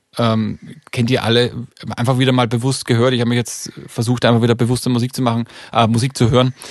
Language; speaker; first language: German; native; German